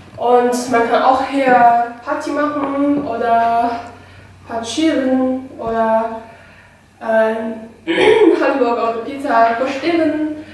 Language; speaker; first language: German; non-native, learner; Chinese